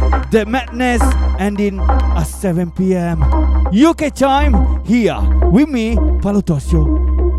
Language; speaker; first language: English; non-native, fluent; Italian